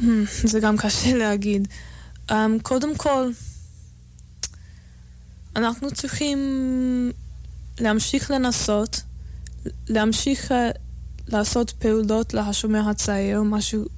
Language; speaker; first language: Hebrew; non-native, fluent; English